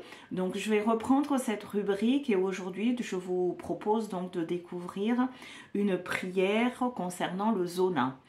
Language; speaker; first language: French; native; French